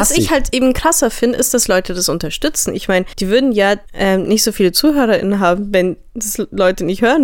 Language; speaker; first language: German; native; German